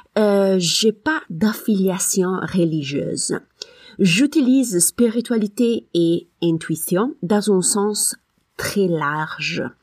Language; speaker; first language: French; non-native, fluent; Italian